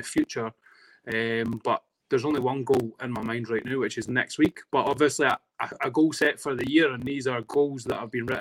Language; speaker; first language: English; native; English